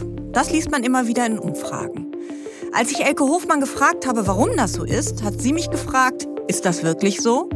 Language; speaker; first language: German; native; German